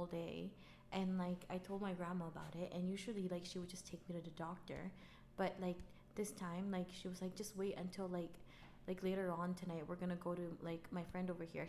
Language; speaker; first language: English; non-native, local second language; Filipino